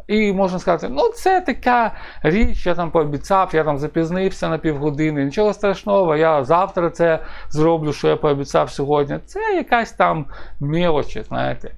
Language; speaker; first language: Ukrainian; non-native, local second language; Russian